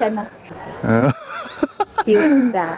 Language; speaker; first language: English; non-native, local second language; Cebuano